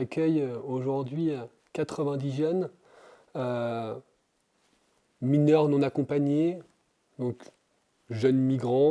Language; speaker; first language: French; native; French